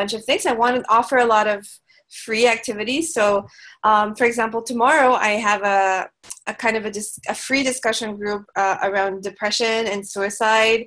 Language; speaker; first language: English; non-native, local second language; Filipino